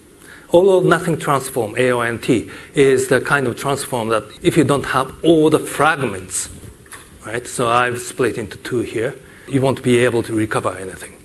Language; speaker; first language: English; non-native, fluent; Japanese